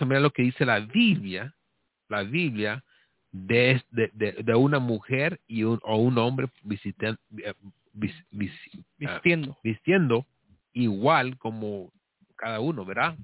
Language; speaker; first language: Spanish; early bilingual, heritage; Spanish